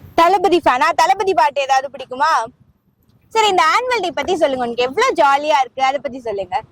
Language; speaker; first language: Tamil; native; Tamil